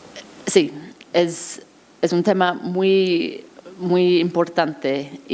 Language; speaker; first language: Spanish; non-native, fluent; English